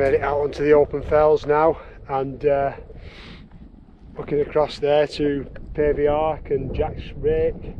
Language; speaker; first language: English; native; English